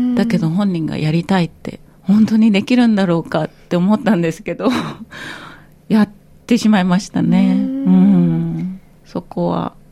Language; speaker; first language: Japanese; native; Japanese